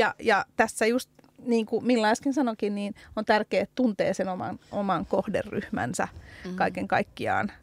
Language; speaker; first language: Finnish; early bilingual, other home language; Hungarian